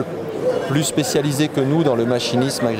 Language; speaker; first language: French; native; French